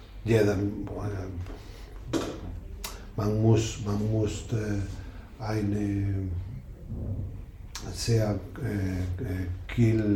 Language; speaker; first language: German; non-native, learner; Spanish